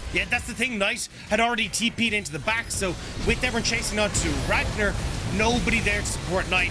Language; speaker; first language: English; native; English